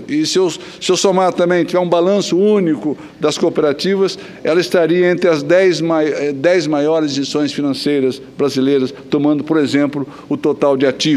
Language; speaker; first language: Portuguese; native; Portuguese